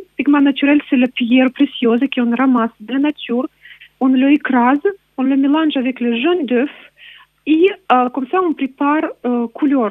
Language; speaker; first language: French; non-native, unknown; Russian